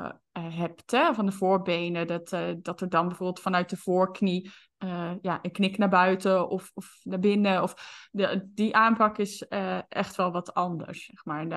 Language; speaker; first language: Dutch; native; Dutch